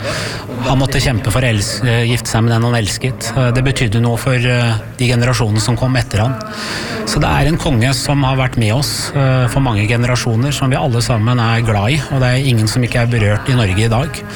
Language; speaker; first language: Norwegian; native; Norwegian